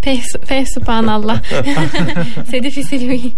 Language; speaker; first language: French; non-native, learner; Turkish